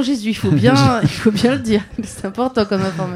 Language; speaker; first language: French; native; French